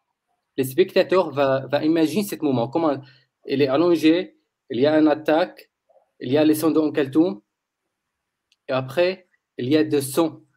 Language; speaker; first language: French; non-native, learner; Arabic